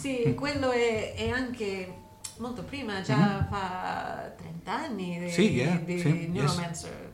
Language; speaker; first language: Italian; non-native, learner; English